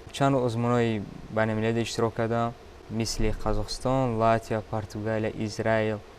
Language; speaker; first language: Tajik; native; Tajik